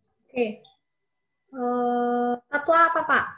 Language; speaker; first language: Indonesian; native; Indonesian